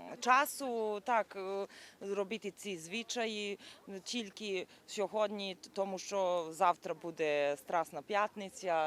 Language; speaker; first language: Ukrainian; non-native, learner; Serbian